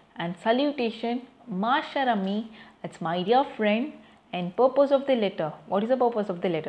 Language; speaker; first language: English; non-native, local second language; Tamil